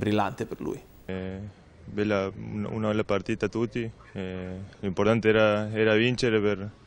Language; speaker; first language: Italian; non-native, learner; Spanish